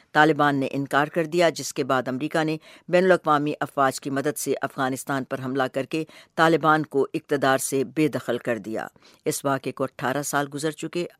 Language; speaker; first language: Urdu; native; Urdu